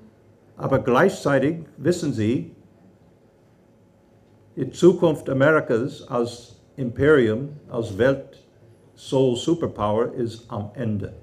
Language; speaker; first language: German; non-native, fluent; English